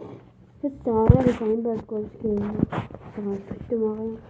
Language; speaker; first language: French; native; French